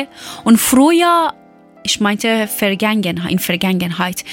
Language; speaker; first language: German; non-native, learner; Persian